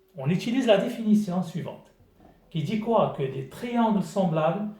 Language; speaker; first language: French; non-native, local second language; Arabic